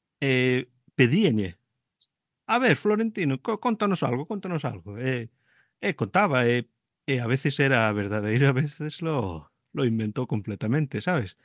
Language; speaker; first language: Galician; early bilingual, heritage; Galician